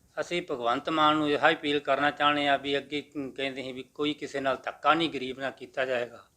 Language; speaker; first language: Punjabi; native; Punjabi